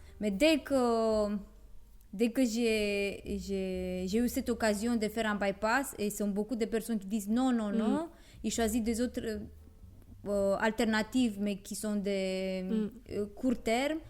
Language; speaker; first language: French; non-native, fluent; Romanian